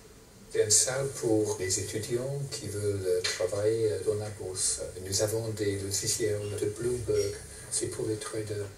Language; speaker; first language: French; non-native, fluent; English